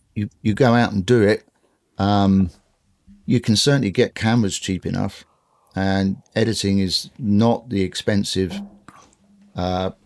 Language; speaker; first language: English; native; English